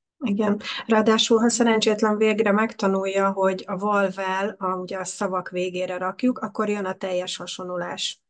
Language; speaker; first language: Hungarian; early bilingual, heritage; Hungarian